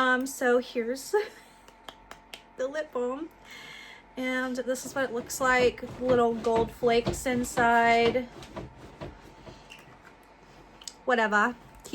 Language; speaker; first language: English; native; English